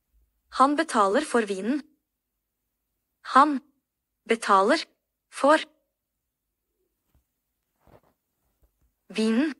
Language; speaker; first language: Norwegian; non-native, learner; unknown